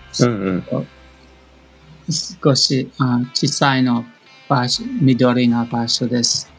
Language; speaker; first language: Japanese; non-native, learner; English